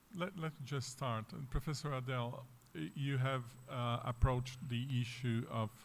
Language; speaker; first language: English; non-native, fluent; Portuguese